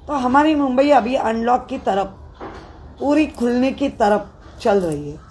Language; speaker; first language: Hindi; non-native, local second language; Marathi